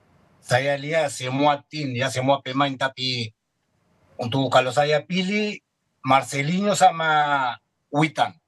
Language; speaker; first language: Indonesian; non-native, fluent; Spanish